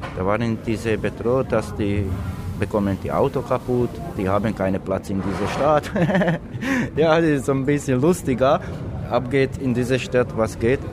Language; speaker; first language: German; non-native, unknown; Slovak